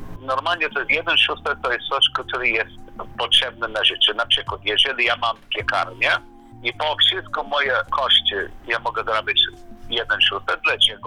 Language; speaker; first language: Polish; non-native, learner; English